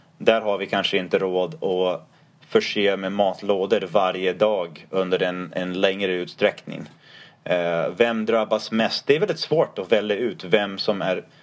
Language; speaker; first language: Swedish; non-native, fluent; English